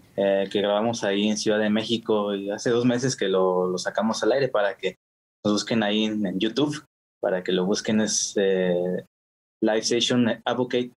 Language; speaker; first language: Spanish; native; Spanish